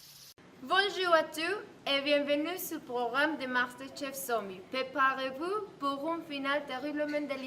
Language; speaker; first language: French; non-native, learner; Spanish